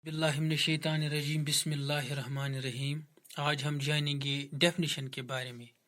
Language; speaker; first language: Urdu; non-native, local second language; Kashmiri